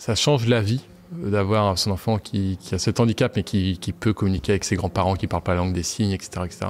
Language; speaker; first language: French; native; French